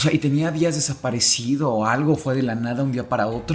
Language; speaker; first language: Spanish; native; Spanish